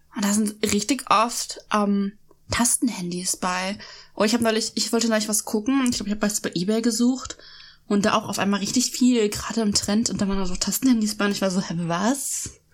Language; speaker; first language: German; native; German